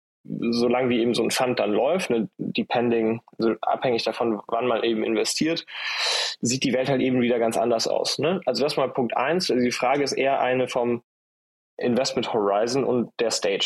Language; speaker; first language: German; native; German